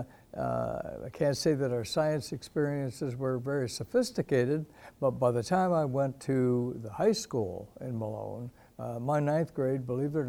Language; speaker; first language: English; native; English